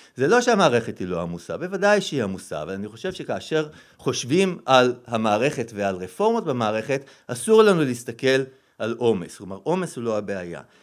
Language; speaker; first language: Hebrew; native; Hebrew